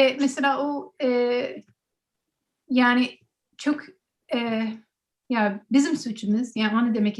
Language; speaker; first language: Turkish; non-native, learner; English